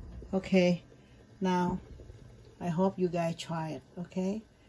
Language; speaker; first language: English; non-native, learner; Vietnamese